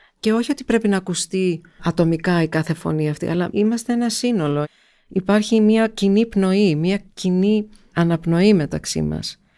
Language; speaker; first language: Greek; early bilingual, heritage; Greek